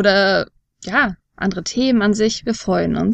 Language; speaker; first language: German; native; German